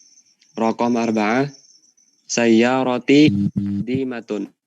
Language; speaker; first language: Arabic; non-native, learner; Indonesian